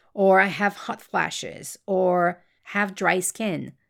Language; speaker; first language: English; non-native, fluent; French